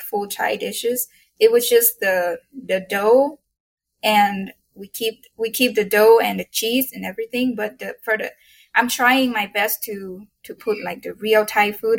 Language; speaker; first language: English; non-native, fluent; Thai